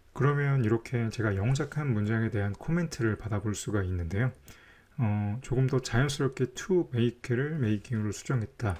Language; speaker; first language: Korean; native; Korean